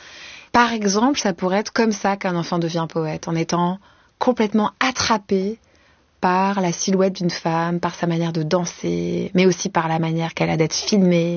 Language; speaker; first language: French; native; French